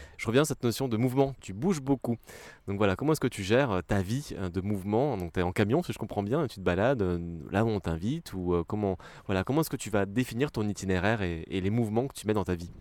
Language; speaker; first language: French; native; French